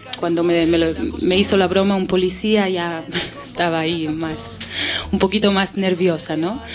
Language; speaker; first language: Spanish; non-native, fluent; Hebrew